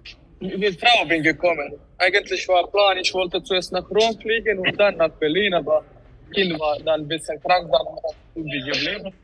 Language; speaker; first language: German; non-native, fluent; Serbian